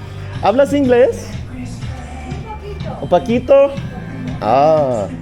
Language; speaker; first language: Spanish; non-native, learner; English